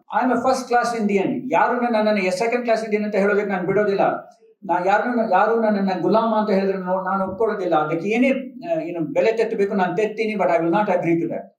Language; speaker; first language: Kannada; non-native, local second language; Telugu